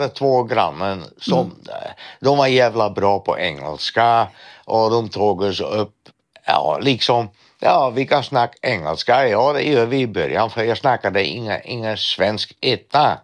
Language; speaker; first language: Swedish; non-native, fluent; Dutch